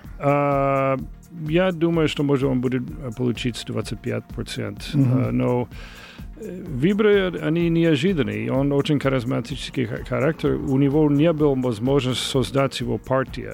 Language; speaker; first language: Russian; non-native, learner; English